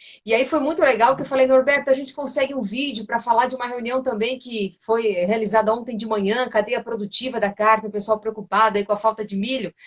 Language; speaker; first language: Portuguese; native; Portuguese